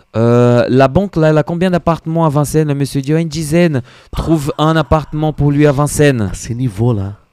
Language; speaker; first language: French; non-native, fluent; Portuguese